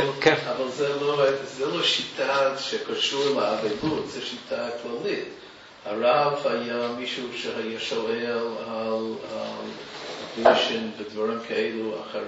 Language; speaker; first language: Hebrew; non-native, fluent; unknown